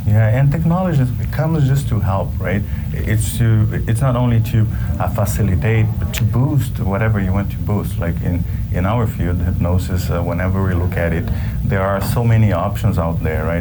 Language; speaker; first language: English; non-native, fluent; Portuguese